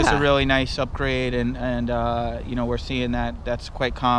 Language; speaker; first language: English; native; English